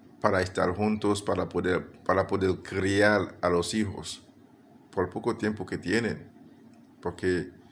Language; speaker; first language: Spanish; non-native, fluent; Haitian Creole